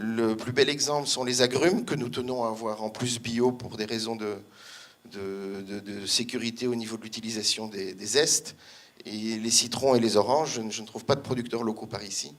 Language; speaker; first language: French; native; French